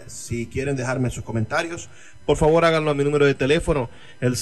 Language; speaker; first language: Spanish; native; Spanish